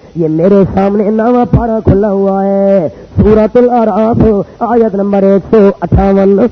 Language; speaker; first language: Urdu; non-native, local second language; Punjabi